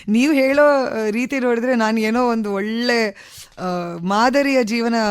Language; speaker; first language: Kannada; native; Kannada